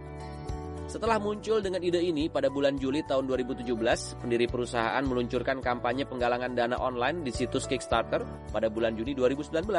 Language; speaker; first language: Indonesian; native; Indonesian